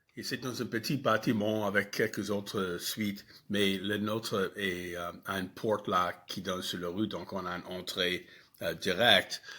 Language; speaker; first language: French; non-native, fluent; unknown